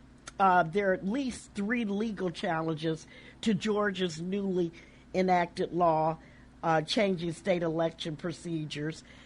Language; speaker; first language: English; native; English